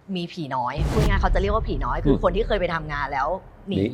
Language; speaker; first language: Thai; native; Thai